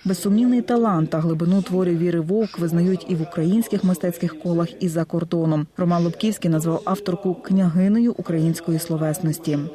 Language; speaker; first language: Ukrainian; native; Ukrainian